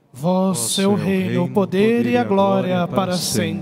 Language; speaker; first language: Portuguese; native; Portuguese